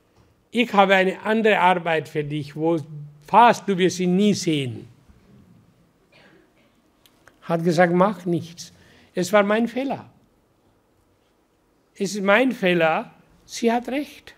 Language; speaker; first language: German; non-native, learner; Hindi